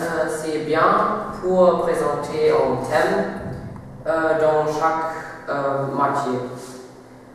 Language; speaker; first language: French; non-native, learner; German